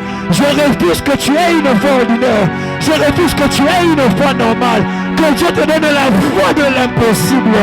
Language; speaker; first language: French; non-native, local second language; Lingala